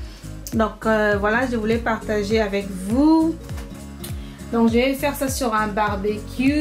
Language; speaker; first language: French; non-native, local second language; Lingala